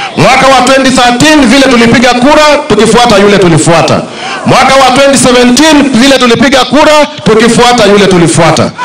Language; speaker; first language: Swahili; non-native, local second language; Kamba